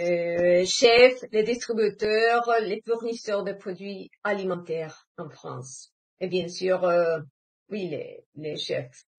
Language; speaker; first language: French; non-native, fluent; Spanish